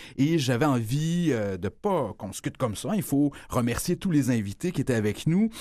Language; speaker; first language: French; native; French